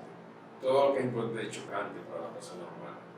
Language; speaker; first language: Spanish; native; Spanish